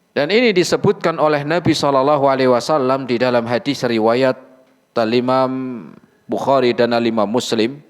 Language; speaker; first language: Indonesian; native; Indonesian